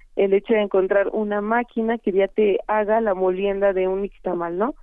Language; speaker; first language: Spanish; native; Spanish